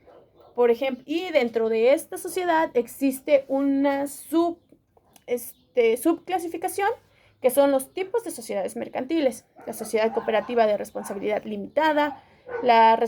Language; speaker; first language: Spanish; native; Spanish